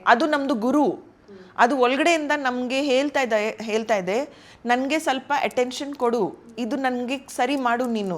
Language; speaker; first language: Kannada; non-native, local second language; Hindi